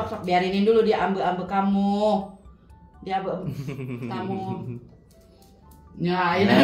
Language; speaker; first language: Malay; non-native, local second language; Sundanese